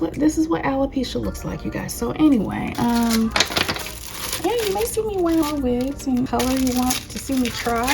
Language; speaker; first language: English; native; English